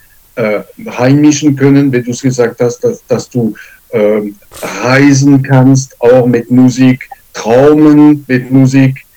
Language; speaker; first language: German; non-native, fluent; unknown